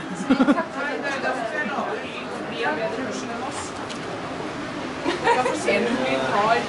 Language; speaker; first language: Norwegian; native; Norwegian